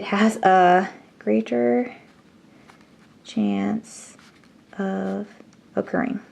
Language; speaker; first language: English; native; English